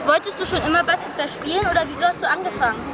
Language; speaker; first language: German; native; German